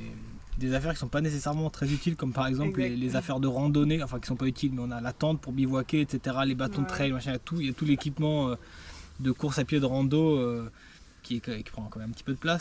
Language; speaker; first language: French; native; French